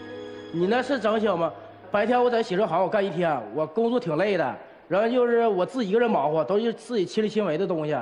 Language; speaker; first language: Chinese; native; Chinese